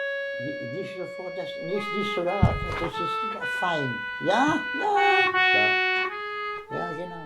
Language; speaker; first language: German; non-native, learner; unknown